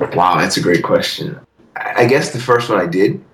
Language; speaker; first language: English; early bilingual, other home language; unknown